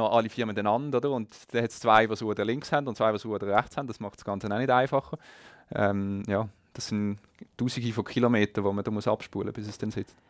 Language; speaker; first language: German; native; German